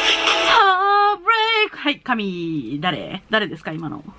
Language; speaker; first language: Japanese; native; Japanese